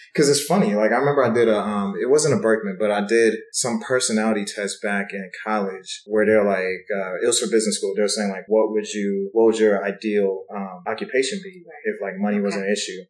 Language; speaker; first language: English; native; English